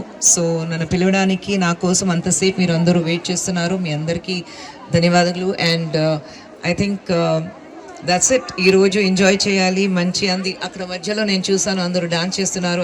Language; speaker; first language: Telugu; non-native, fluent; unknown